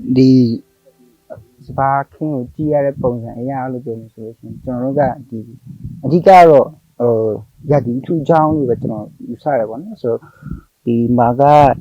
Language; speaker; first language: Burmese; non-native, local second language; S'gaw Karen